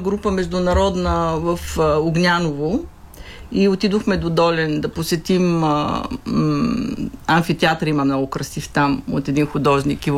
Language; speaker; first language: Bulgarian; native; Bulgarian